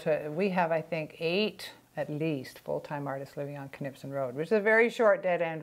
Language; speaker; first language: English; native; English